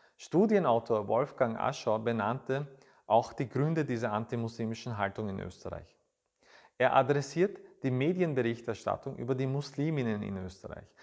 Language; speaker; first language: German; early bilingual, other home language; Turkish